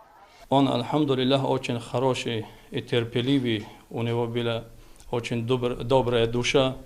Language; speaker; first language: Russian; non-native, learner; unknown